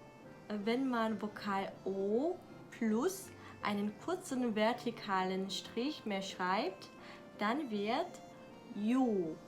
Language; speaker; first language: German; non-native, learner; Korean